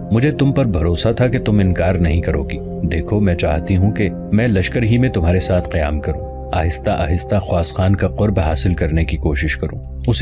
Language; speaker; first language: Urdu; native; Urdu